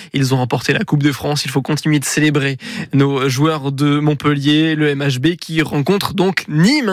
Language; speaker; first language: French; native; French